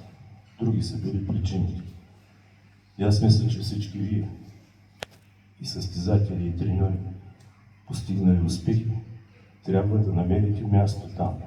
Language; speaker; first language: Bulgarian; native; Bulgarian